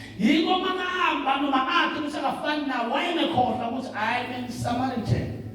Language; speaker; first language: Zulu; non-native, local second language; Swati